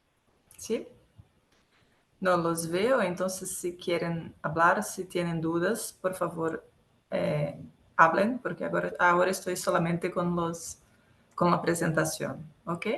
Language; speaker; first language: Spanish; non-native, local second language; Portuguese